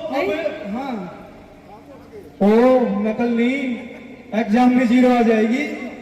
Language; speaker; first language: Hindi; native; Hindi